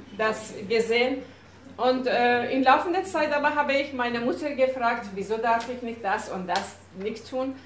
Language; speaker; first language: German; non-native, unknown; Persian